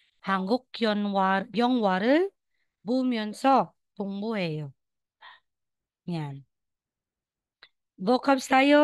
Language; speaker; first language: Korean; non-native, fluent; Filipino